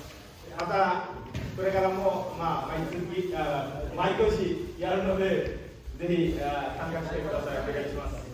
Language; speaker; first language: Japanese; non-native, fluent; Bangla